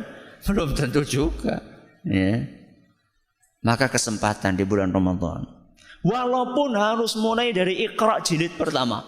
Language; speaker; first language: Indonesian; native; Indonesian